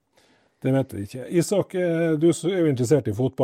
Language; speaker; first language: Norwegian; native; Norwegian